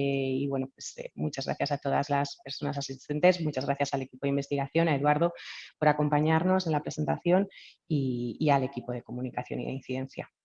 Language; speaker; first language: Spanish; native; Spanish